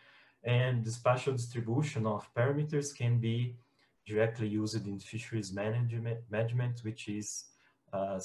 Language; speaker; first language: English; non-native, fluent; Portuguese